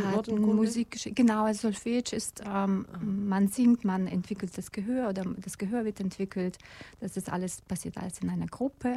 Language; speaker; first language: German; non-native, fluent; Russian